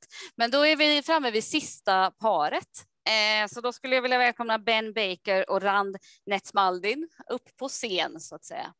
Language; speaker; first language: Swedish; native; Swedish